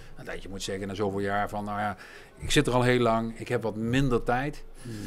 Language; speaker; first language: Dutch; native; Dutch